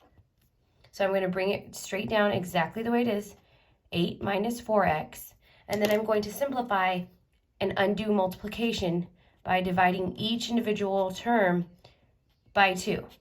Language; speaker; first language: English; native; English